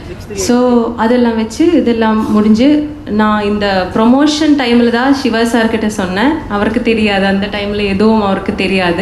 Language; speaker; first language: Tamil; non-native, learner; Malayalam